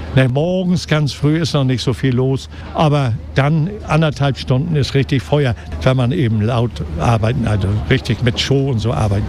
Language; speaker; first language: German; native; German